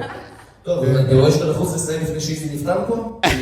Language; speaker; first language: Hebrew; native; Hebrew